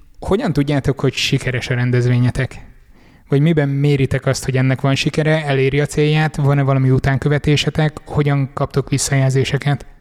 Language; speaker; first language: Hungarian; native; Hungarian